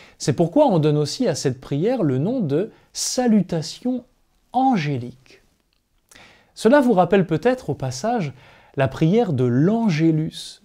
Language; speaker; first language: French; native; French